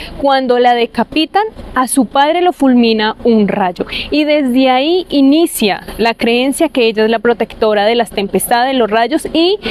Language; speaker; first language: Spanish; native; Spanish